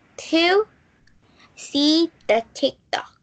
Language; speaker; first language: English; non-native, learner; Korean